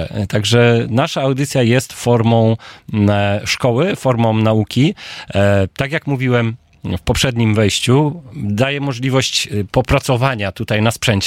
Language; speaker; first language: Polish; native; Polish